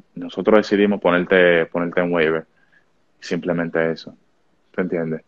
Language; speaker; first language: Spanish; native; Spanish